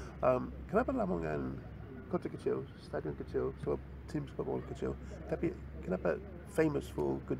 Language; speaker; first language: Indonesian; non-native, learner; English